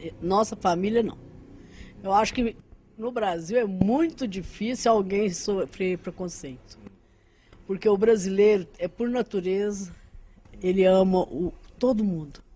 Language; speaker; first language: Portuguese; early bilingual, other home language; Arabic